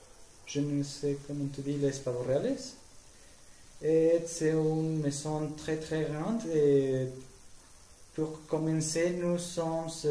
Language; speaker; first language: French; non-native, learner; Spanish